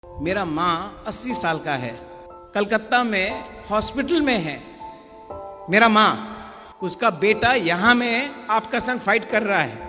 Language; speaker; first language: Hindi; non-native, local second language; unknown